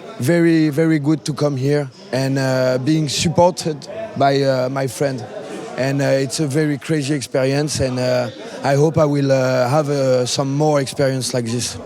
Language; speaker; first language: English; non-native, learner; French